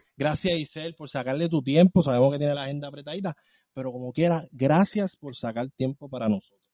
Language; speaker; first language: Spanish; native; Spanish